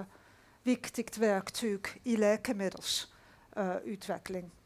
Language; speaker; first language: Swedish; non-native, fluent; Dutch